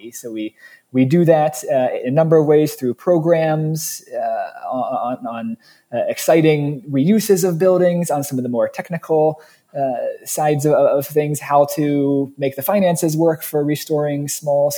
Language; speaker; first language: English; native; English